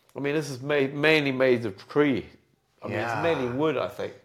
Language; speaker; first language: English; native; English